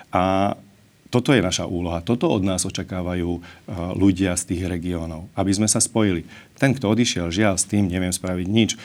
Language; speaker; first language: Slovak; non-native, local second language; Hungarian